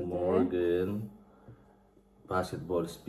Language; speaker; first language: German; non-native, learner; Filipino